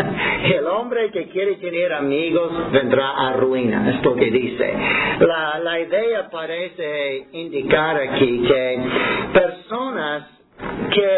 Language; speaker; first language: Spanish; non-native, fluent; English